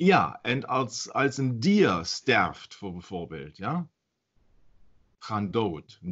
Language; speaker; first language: Dutch; non-native, learner; German